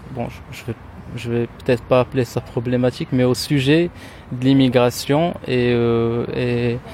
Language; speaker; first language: French; non-native, local second language; Arabic